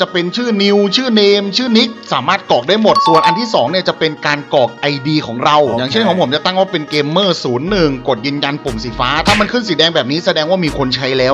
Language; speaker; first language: Thai; native; Thai